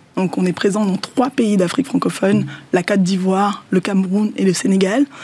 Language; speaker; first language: French; non-native, local second language; Yoruba